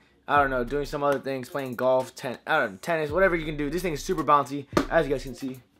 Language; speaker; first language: English; native; English